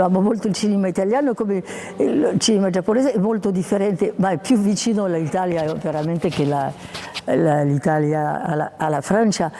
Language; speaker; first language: Italian; non-native, fluent; French